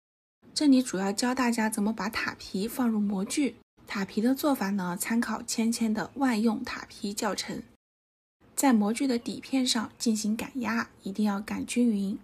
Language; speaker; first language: Chinese; native; Chinese